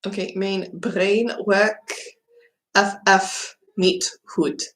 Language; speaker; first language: Dutch; non-native, learner; English